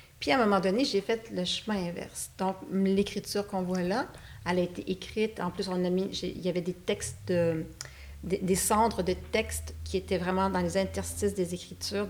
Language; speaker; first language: French; native; French